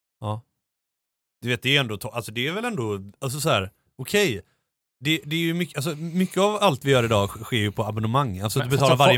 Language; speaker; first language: Swedish; native; Swedish